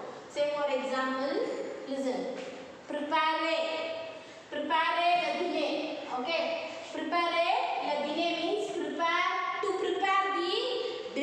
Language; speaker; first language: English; non-native, local second language; Tamil